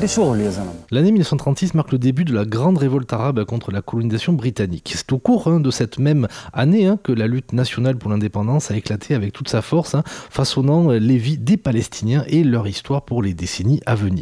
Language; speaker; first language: French; native; French